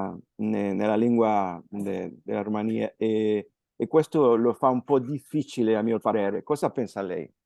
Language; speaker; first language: Italian; non-native, fluent; Spanish